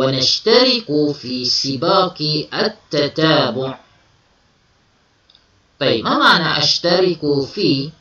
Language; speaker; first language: Arabic; non-native, fluent; Malay